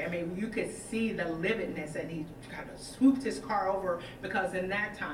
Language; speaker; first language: English; native; English